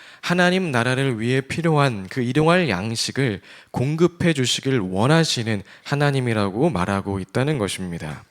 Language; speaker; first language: Korean; native; Korean